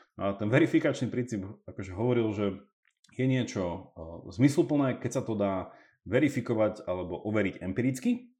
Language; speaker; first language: Slovak; early bilingual, heritage; English